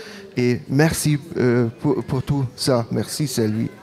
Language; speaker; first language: French; non-native, learner; German